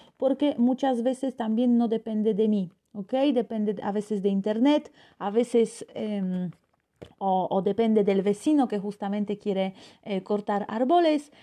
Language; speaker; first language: Spanish; non-native, fluent; Polish